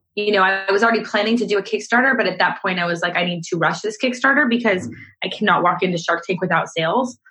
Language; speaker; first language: English; native; English